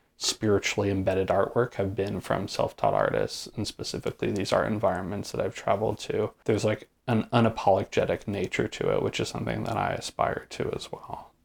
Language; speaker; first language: English; native; English